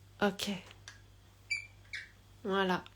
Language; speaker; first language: French; native; French